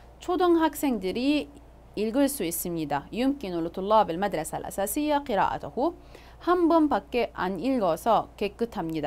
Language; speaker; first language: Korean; non-native, fluent; Arabic